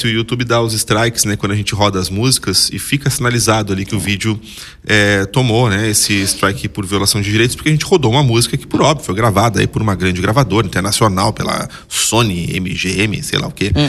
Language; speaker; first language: Portuguese; native; Portuguese